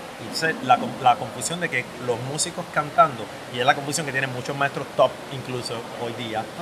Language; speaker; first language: Spanish; native; Spanish